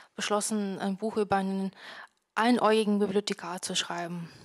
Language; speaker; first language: German; non-native, fluent; Ukrainian